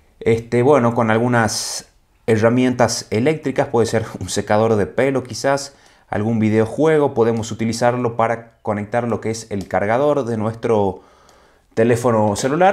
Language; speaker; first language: Spanish; native; Spanish